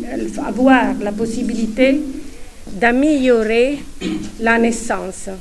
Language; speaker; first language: French; non-native, fluent; Italian